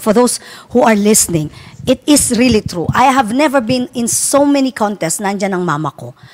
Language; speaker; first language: English; non-native, local second language; Filipino